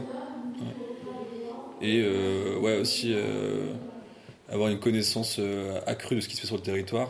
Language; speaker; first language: French; native; French